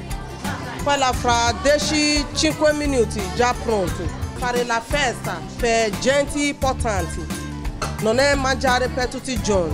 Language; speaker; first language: Italian; non-native, learner; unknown